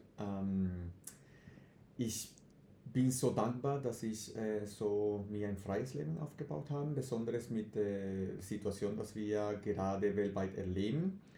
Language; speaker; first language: German; non-native, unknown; Spanish